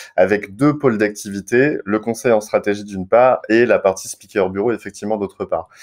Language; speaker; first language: French; native; French